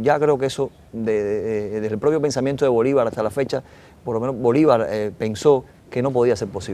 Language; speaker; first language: Spanish; native; Spanish